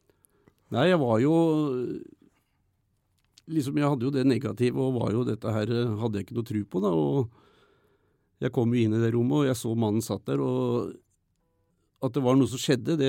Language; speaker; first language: Norwegian; native; Norwegian